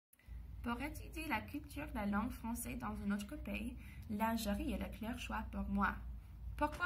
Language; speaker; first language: French; non-native, learner; English